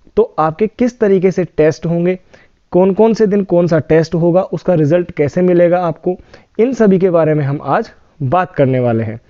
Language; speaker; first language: Hindi; native; Hindi